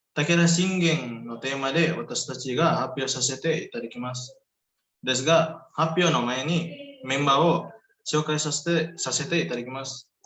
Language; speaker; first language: Japanese; non-native, learner; Indonesian